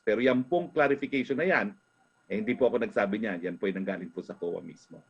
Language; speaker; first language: Filipino; native; Filipino